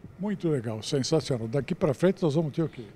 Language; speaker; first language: Portuguese; native; Portuguese